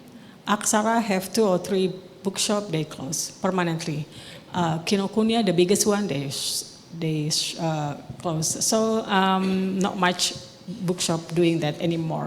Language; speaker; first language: English; non-native, local second language; Indonesian